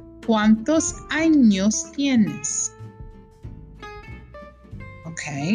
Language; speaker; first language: Spanish; non-native, fluent; English